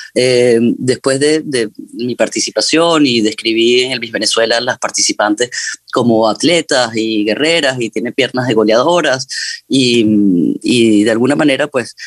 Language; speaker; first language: Spanish; native; Spanish